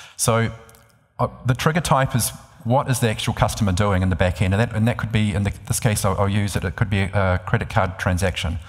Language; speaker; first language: English; native; English